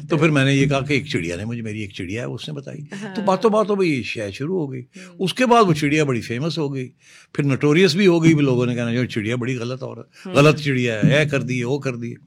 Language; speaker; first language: Urdu; non-native, local second language; Punjabi